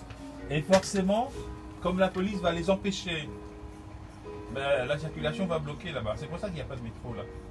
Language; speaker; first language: French; native; French